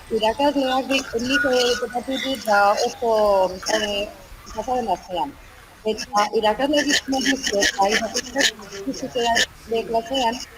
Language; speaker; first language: Basque; non-native, local second language; Spanish